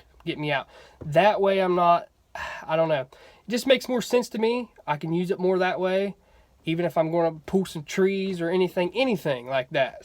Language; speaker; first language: English; native; English